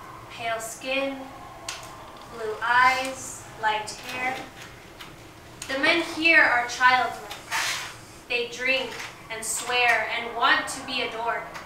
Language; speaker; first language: English; early bilingual, other home language; Spanish